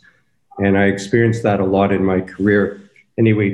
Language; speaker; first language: English; native; English